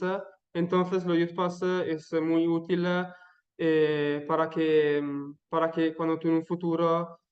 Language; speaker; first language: Spanish; non-native, learner; Italian